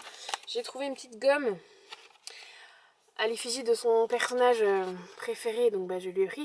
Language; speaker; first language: French; native; French